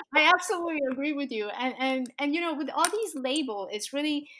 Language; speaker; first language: English; early bilingual, other home language; Chinese